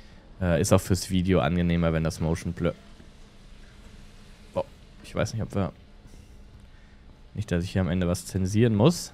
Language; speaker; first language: German; native; German